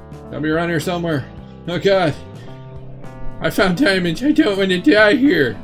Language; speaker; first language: English; native; English